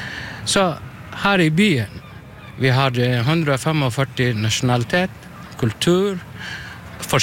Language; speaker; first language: Norwegian; non-native, learner; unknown